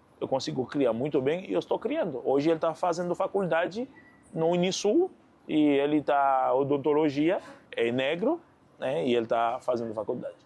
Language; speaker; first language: Portuguese; non-native, fluent; Haitian Creole